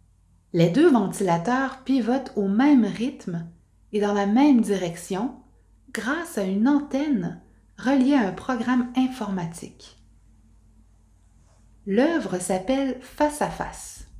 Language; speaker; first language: French; native; French